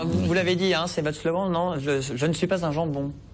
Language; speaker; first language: French; native; French